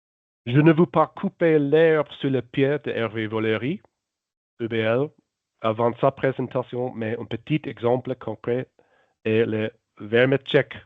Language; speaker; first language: French; non-native, local second language; German